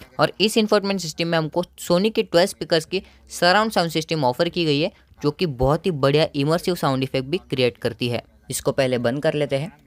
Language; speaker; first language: Hindi; non-native, local second language; Marathi